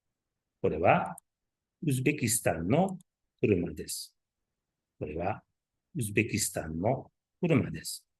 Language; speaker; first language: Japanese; non-native, learner; Uzbek